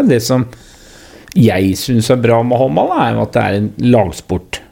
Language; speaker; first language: Norwegian; native; Norwegian